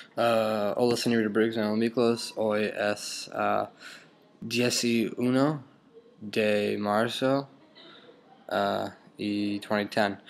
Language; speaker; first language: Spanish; non-native, learner; English